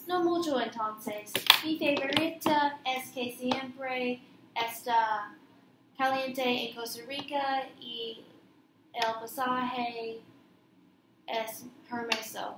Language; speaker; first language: Spanish; non-native, learner; English